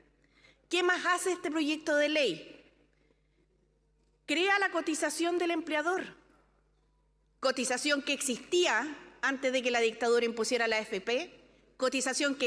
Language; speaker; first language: Spanish; native; Spanish